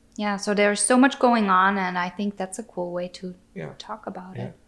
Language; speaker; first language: English; non-native, fluent; German